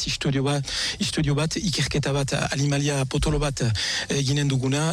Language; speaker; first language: Basque; native; Basque